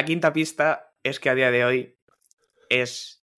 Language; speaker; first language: Spanish; native; Spanish